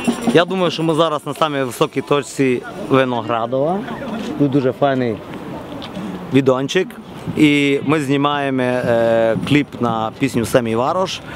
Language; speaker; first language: Ukrainian; native; Ukrainian